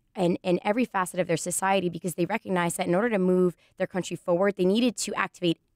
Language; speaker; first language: English; native; English